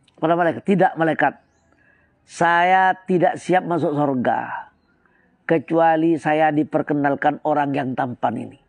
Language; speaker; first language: Indonesian; non-native, local second language; Madurese